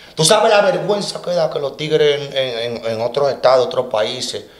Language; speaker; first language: Spanish; native; Spanish